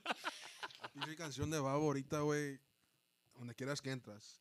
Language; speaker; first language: Spanish; early bilingual, heritage; Spanish